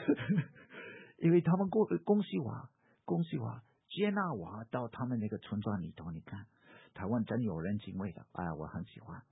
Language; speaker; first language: Chinese; non-native, fluent; English